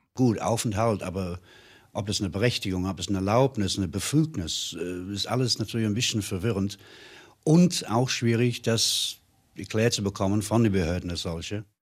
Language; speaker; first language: German; non-native, fluent; English